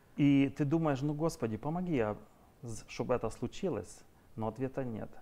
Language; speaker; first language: Russian; native; Russian